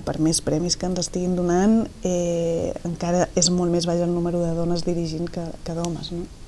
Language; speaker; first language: Catalan; native; Catalan